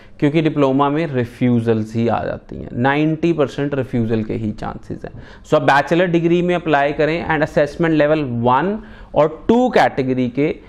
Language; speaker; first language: Hindi; non-native, local second language; Punjabi